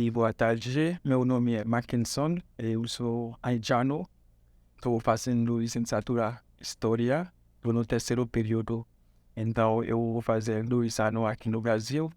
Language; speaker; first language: Portuguese; non-native, fluent; Haitian Creole